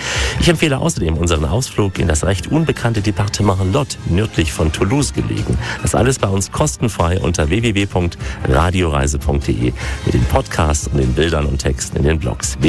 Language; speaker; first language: German; native; German